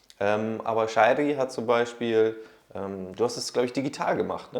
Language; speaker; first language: German; native; German